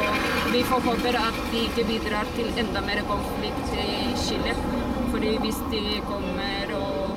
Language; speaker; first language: Norwegian; non-native, fluent; Spanish